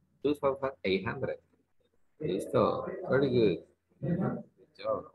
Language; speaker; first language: English; non-native, fluent; Spanish